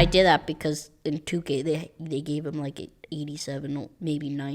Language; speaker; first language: English; native; English